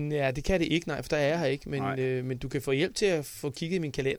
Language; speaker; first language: Danish; native; Danish